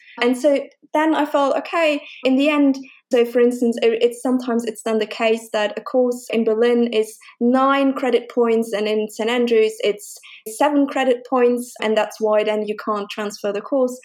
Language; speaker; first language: English; non-native, fluent; German